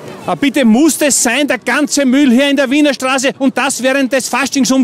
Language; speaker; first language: German; native; German